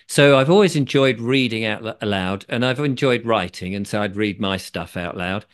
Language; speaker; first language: English; native; English